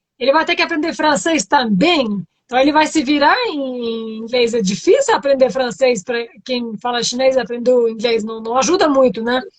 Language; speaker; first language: Portuguese; non-native, fluent; French